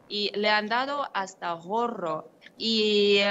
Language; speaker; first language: Spanish; non-native, fluent; Ukrainian